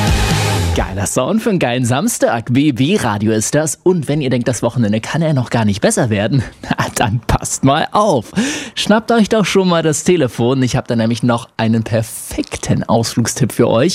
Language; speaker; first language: German; native; German